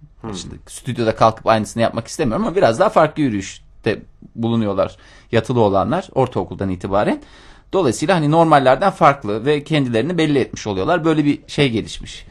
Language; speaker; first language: Turkish; native; Turkish